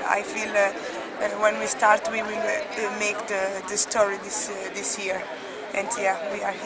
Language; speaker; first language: English; non-native, learner; Portuguese